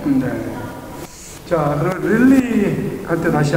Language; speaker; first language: Korean; native; Korean